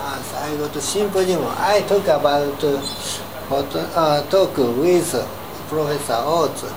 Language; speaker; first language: English; non-native, learner; Japanese